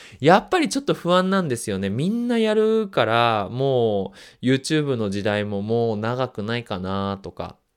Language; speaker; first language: Japanese; native; Japanese